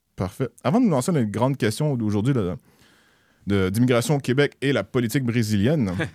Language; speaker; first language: French; native; French